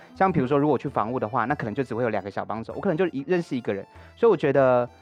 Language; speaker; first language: Chinese; native; Chinese